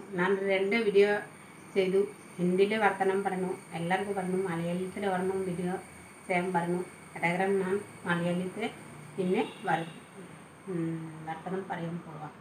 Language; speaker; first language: Malayalam; non-native, learner; Tamil